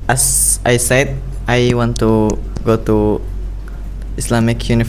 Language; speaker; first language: English; non-native, learner; Indonesian